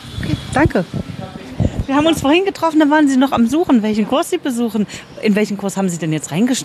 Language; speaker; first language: German; native; German